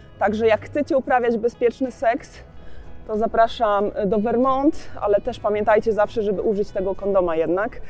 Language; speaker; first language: Polish; native; Polish